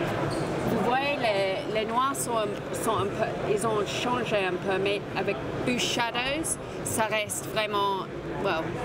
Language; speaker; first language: French; non-native, fluent; English